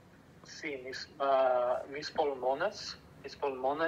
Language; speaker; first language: Spanish; non-native, learner; English